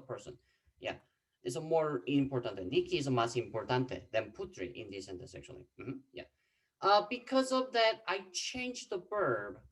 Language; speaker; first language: English; non-native, fluent; Korean